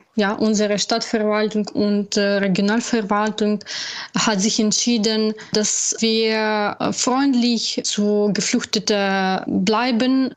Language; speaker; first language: German; non-native, learner; Ukrainian